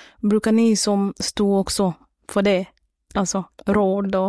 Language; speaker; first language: Swedish; non-native, learner; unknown